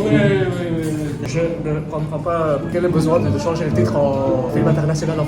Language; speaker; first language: French; non-native, fluent; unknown